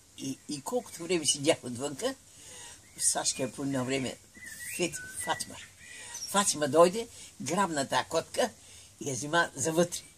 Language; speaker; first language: Bulgarian; native; Bulgarian